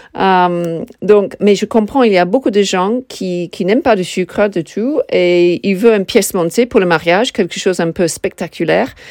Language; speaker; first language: French; non-native, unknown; English